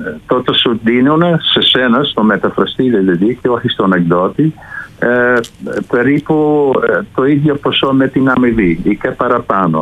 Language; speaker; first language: Greek; non-native, fluent; Dutch